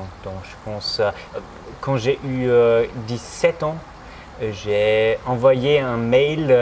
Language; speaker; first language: French; non-native, fluent; German